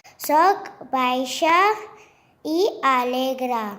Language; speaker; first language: Catalan; non-native, learner; Bangla